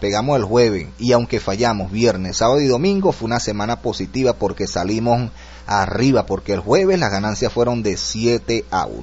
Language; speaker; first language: Spanish; native; Spanish